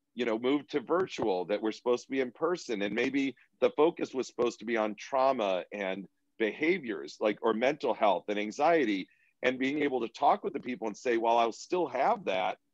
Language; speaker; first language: English; native; English